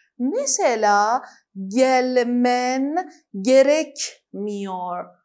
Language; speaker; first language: Turkish; non-native, fluent; Persian